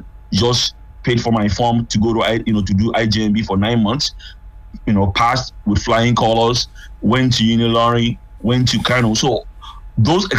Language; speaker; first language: English; non-native, local second language; Yoruba